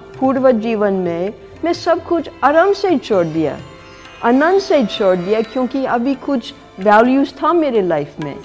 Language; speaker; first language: Hindi; non-native, fluent; English